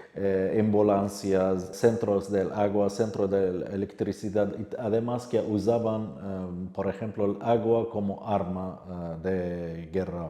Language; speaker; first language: Spanish; non-native, fluent; Kurdish